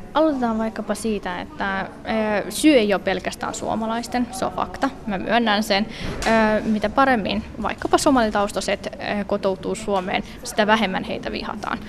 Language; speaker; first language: Finnish; early bilingual, other home language; Somali